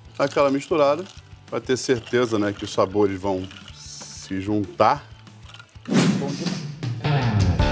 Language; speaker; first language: Portuguese; non-native, fluent; English